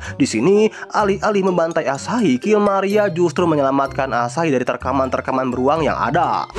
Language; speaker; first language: Indonesian; native; Indonesian